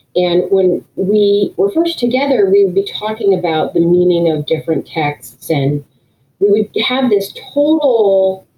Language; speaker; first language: English; native; English